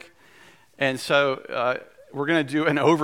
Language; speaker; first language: English; native; English